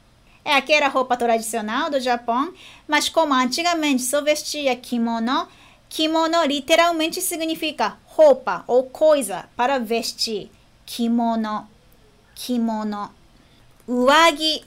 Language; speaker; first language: Portuguese; non-native, fluent; Japanese